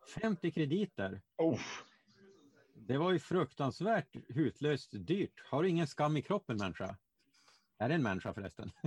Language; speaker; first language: Swedish; native; Swedish